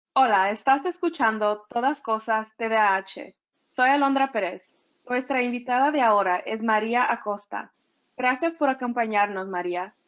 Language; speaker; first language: Spanish; early bilingual, heritage; Spanish